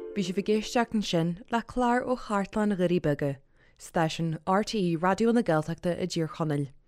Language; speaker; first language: Irish; native; Irish